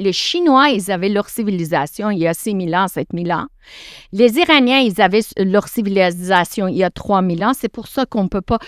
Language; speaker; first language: French; non-native, fluent; Persian